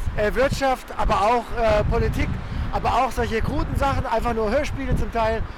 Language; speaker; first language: German; native; German